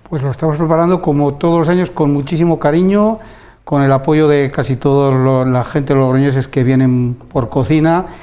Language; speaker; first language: Spanish; native; Spanish